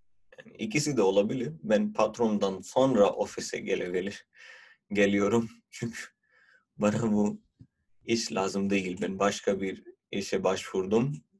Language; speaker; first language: Turkish; non-native, fluent; Urdu